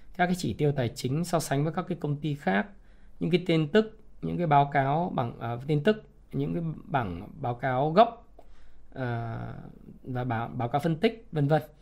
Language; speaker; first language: Vietnamese; native; Vietnamese